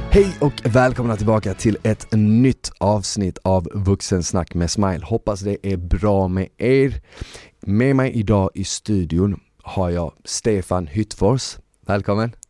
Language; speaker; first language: Swedish; early bilingual, other home language; Bosnian